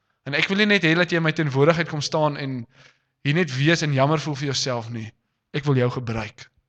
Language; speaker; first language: Afrikaans; native; Afrikaans